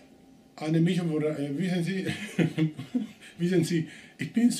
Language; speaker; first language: German; non-native, learner; Spanish